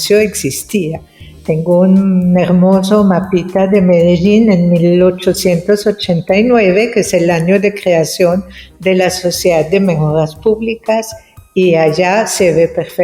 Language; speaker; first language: Spanish; non-native, fluent; French